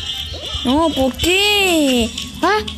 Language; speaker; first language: Spanish; native; Spanish